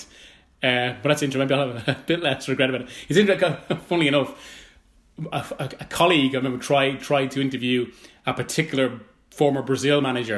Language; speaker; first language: English; native; English